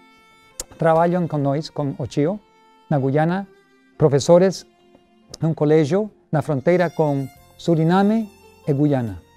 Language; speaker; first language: Spanish; non-native, learner; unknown